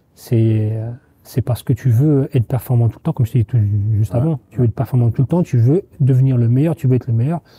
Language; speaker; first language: French; native; French